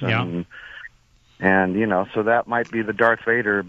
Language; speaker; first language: English; native; English